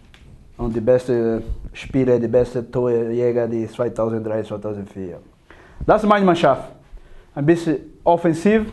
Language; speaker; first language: German; non-native, learner; Portuguese